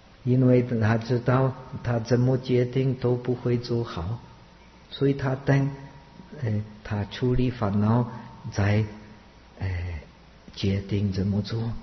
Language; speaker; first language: Chinese; non-native, fluent; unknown